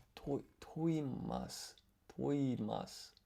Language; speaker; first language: Japanese; non-native, learner; English